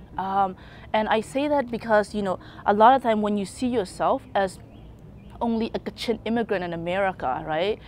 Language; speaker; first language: English; early bilingual, other home language; Kachin